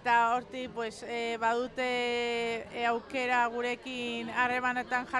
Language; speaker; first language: Basque; non-native, local second language; Spanish